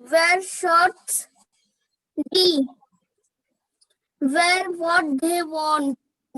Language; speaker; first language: English; non-native, learner; Hindi